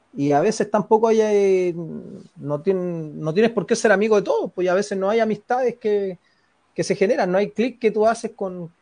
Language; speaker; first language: Spanish; native; Spanish